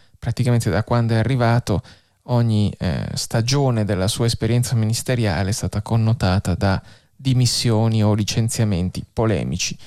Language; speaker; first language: Italian; native; Italian